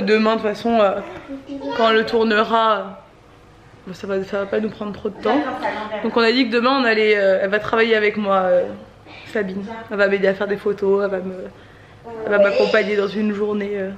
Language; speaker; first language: French; native; French